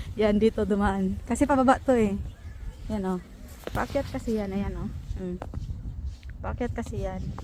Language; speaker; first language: Filipino; native; Filipino